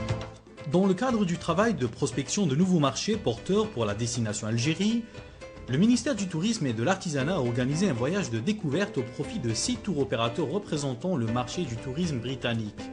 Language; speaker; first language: French; non-native, local second language; Arabic